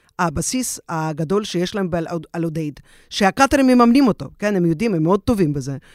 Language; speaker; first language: Hebrew; non-native, fluent; Russian